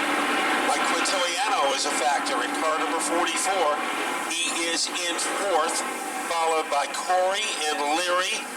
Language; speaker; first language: English; native; English